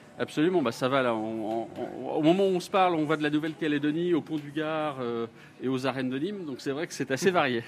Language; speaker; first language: French; native; French